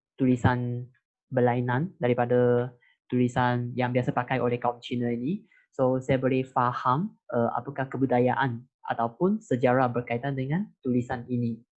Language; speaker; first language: Malay; non-native, local second language; Chinese